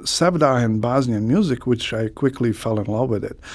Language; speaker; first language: English; non-native, fluent; Croatian